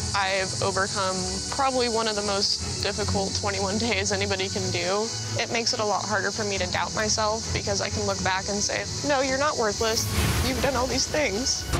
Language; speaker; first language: English; native; English